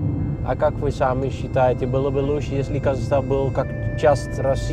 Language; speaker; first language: Russian; non-native, learner; Dutch